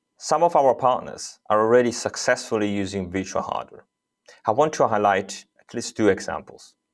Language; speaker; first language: English; non-native, fluent; Italian